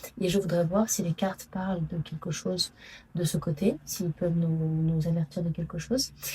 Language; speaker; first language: French; non-native, fluent; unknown